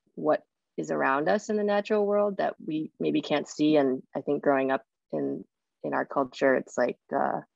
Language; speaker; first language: English; native; English